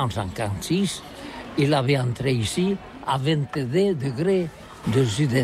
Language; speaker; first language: French; non-native, learner; Catalan